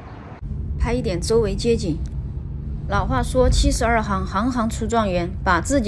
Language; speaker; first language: Chinese; native; Chinese